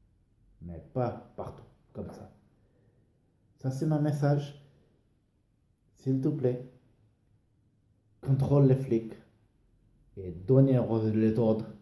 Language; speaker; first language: French; non-native, learner; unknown